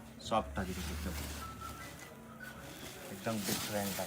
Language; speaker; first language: Kannada; non-native, local second language; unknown